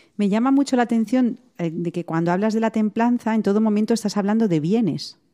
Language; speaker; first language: Spanish; native; Spanish